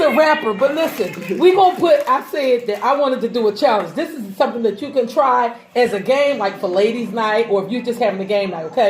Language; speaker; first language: English; native; English